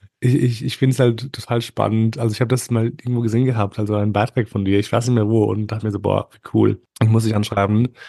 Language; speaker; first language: German; native; German